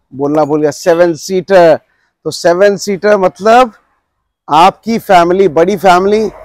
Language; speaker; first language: Hindi; native; Hindi